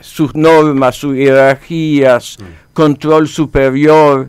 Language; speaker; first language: Spanish; non-native, fluent; Polish